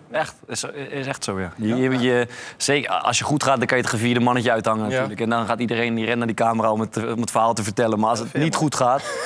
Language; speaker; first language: Dutch; native; Dutch